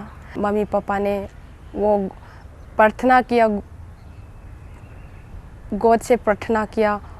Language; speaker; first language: Hindi; non-native, local second language; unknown